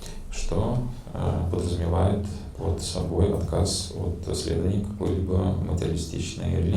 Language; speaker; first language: Russian; native; Russian